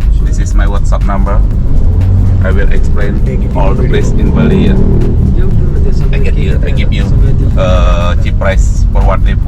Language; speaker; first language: English; non-native, learner; Indonesian